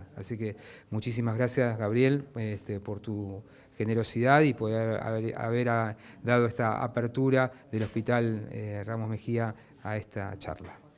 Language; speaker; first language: Spanish; native; Spanish